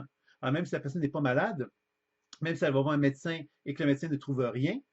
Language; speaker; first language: French; native; French